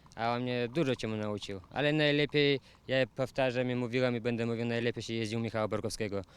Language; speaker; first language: Polish; non-native, learner; Russian